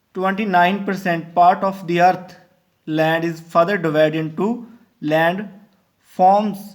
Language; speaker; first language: English; non-native, local second language; Punjabi